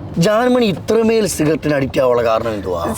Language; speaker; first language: Malayalam; native; Malayalam